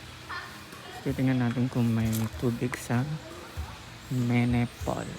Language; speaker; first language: Filipino; native; Filipino